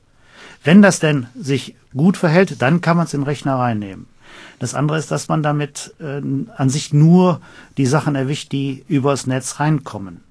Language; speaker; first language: German; native; German